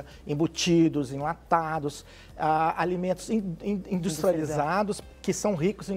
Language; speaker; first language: Portuguese; native; Portuguese